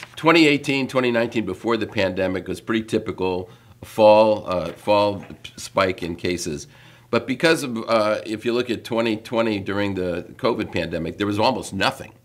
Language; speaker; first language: English; native; English